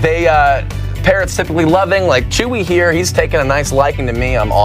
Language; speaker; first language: English; native; English